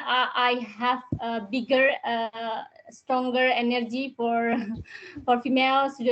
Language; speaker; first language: English; non-native, learner; Indonesian